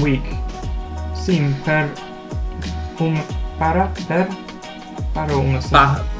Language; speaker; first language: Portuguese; non-native, learner; English